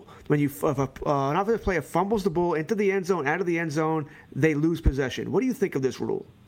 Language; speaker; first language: English; native; English